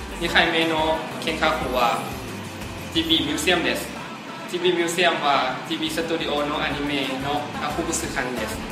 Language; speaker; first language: Japanese; non-native, learner; Thai